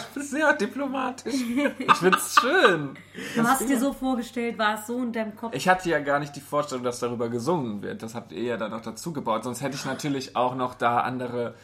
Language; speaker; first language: German; native; German